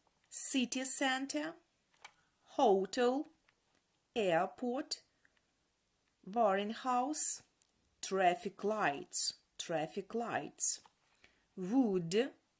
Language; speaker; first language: English; non-native, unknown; Ukrainian